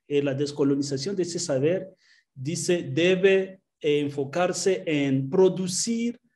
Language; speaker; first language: Spanish; non-native, fluent; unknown